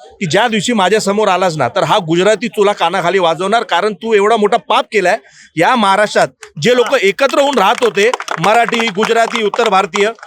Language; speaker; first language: Marathi; native; Marathi